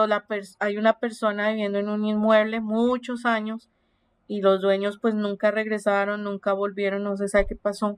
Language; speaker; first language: Spanish; native; Spanish